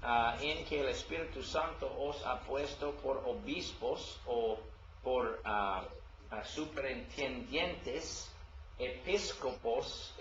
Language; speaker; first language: Spanish; non-native, learner; English